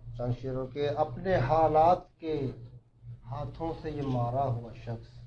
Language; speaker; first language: Urdu; non-native, local second language; Punjabi